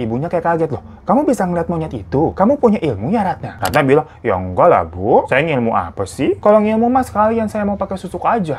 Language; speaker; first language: Indonesian; native; Indonesian